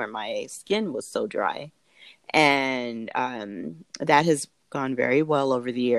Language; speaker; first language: English; native; English